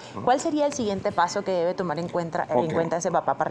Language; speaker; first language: Spanish; native; Spanish